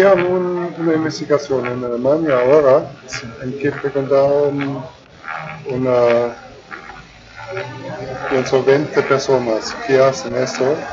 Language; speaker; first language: Spanish; non-native, fluent; German